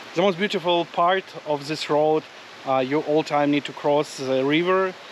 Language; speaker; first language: English; non-native, learner; Russian